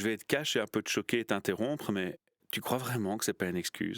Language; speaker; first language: French; native; French